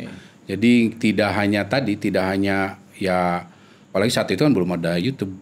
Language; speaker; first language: Indonesian; non-native, local second language; Sundanese